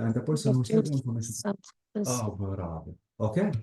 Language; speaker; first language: English; non-native, fluent; Arabic